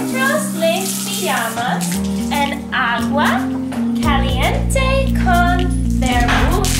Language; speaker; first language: Spanish; non-native, learner; English